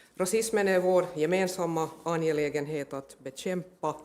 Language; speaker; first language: Swedish; native; Swedish